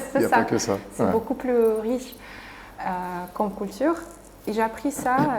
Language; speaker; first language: French; non-native, fluent; Russian